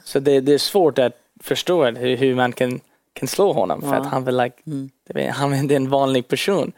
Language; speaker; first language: Swedish; early bilingual, heritage; English